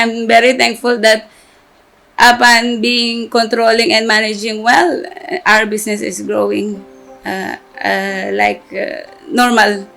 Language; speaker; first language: English; non-native, local second language; Filipino